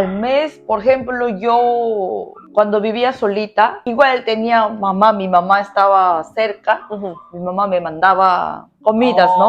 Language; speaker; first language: Spanish; non-native, learner; Korean